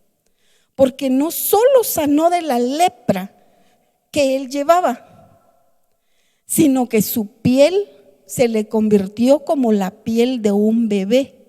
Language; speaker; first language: Spanish; native; Spanish